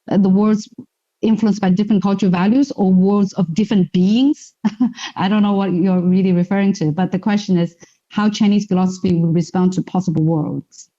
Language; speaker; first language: English; non-native, fluent; Chinese